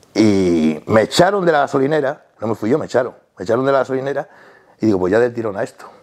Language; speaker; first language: Spanish; native; Spanish